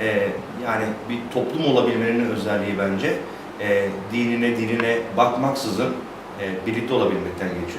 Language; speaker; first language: Turkish; native; Turkish